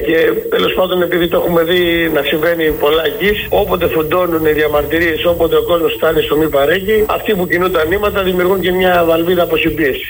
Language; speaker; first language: Greek; native; Greek